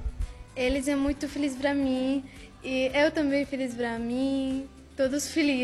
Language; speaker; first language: Portuguese; non-native, learner; Arabic